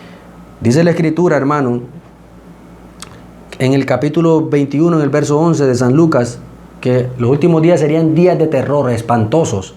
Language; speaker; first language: Spanish; native; Spanish